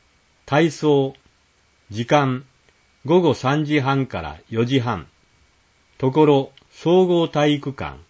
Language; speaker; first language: Japanese; native; Japanese